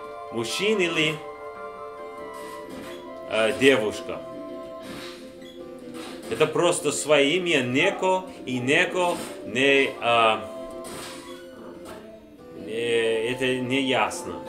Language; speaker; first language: Russian; non-native, learner; English